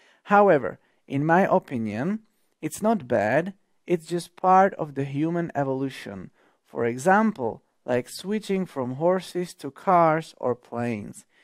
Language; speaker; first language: English; non-native, fluent; Slovak